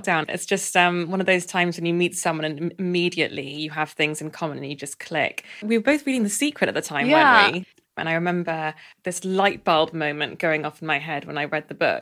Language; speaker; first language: English; native; English